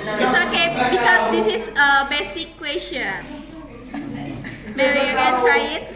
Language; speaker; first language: English; non-native, learner; Indonesian